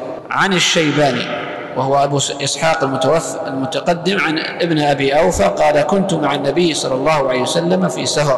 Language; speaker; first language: Arabic; native; Arabic